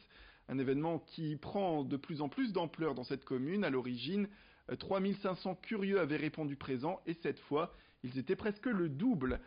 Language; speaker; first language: French; native; French